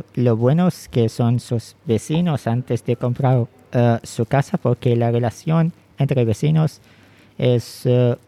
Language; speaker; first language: Spanish; non-native, fluent; Arabic